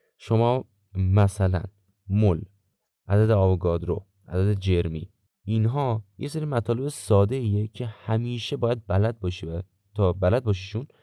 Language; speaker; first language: Persian; native; Persian